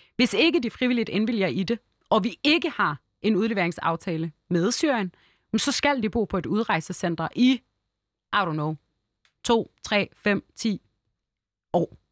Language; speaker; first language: Danish; early bilingual, other home language; Arabic